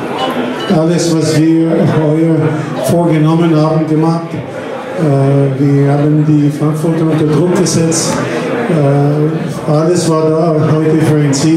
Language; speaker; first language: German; non-native, fluent; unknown